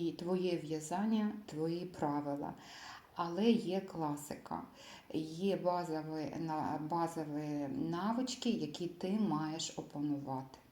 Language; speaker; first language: Ukrainian; non-native, local second language; Russian